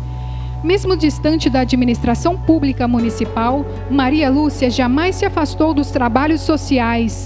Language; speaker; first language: Portuguese; native; Portuguese